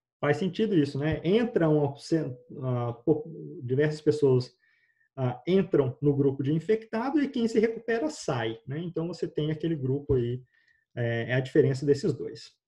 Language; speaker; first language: Portuguese; native; Portuguese